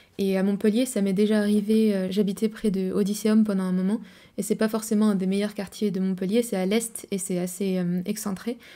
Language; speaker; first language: French; native; French